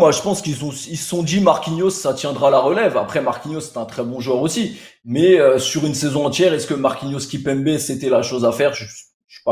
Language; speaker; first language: French; native; French